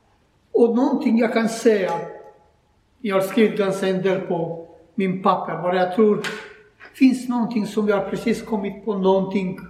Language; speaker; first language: Swedish; non-native, learner; Croatian